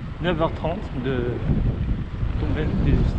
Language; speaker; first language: French; native; French